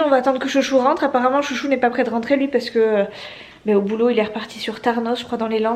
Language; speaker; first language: French; native; French